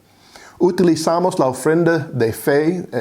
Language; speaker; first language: Spanish; non-native, fluent; English